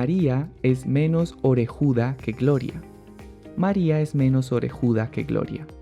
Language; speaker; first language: Spanish; native; Spanish